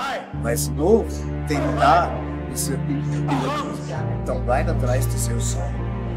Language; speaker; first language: Portuguese; non-native, fluent; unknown